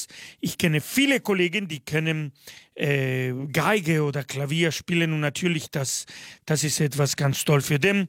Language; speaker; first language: German; non-native, fluent; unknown